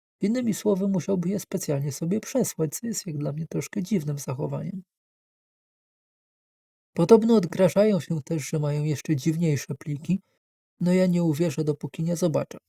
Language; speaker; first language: Polish; native; Polish